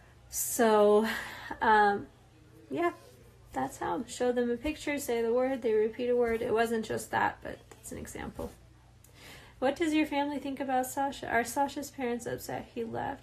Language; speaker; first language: English; native; English